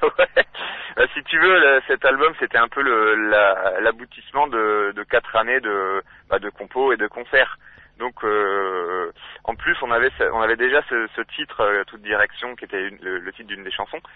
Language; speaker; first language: French; native; French